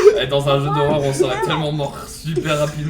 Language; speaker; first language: French; native; French